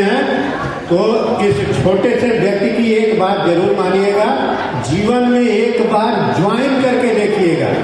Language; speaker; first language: Hindi; native; Hindi